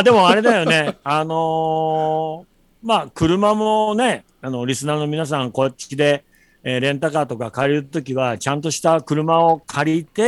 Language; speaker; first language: Japanese; native; Japanese